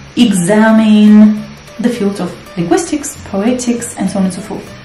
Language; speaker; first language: English; non-native, fluent; Russian